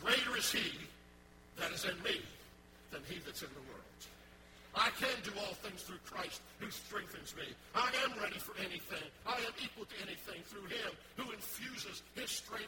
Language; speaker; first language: English; native; English